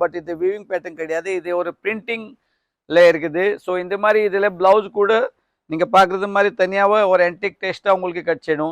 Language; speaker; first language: Tamil; non-native, fluent; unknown